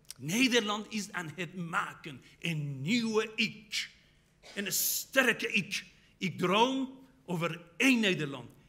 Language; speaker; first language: Dutch; non-native, fluent; Persian